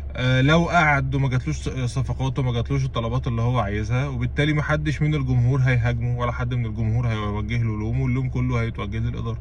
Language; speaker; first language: Arabic; native; Arabic